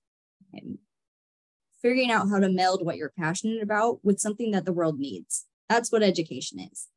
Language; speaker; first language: English; native; English